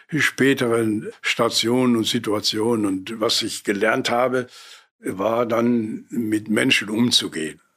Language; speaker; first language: German; native; German